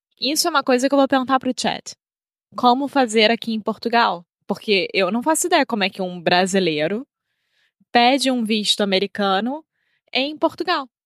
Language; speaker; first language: Portuguese; native; Portuguese